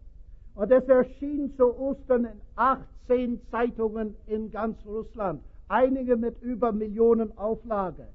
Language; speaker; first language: German; non-native, fluent; English